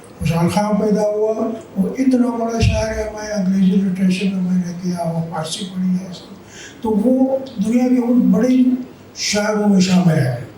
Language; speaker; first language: Urdu; non-native, local second language; Pashto